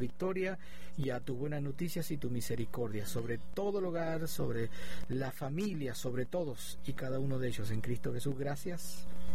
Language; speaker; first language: Spanish; native; Spanish